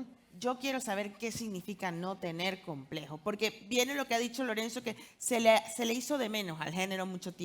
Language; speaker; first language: Spanish; native; Spanish